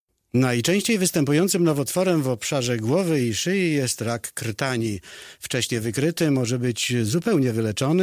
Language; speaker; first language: Polish; native; Polish